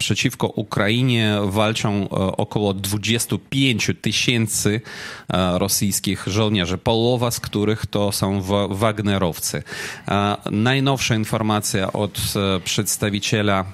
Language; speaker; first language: Polish; non-native, fluent; Ukrainian